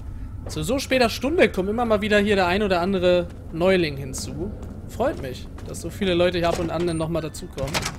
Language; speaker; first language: German; native; German